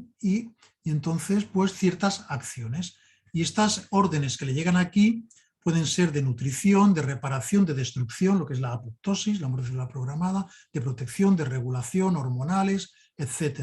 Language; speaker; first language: Spanish; native; Spanish